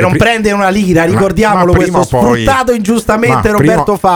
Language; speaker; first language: Italian; native; Italian